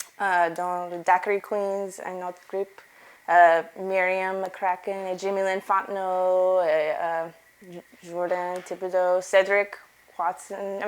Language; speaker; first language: French; non-native, learner; English